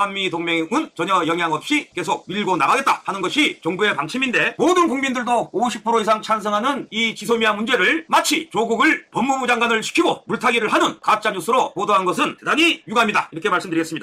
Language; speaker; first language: Korean; native; Korean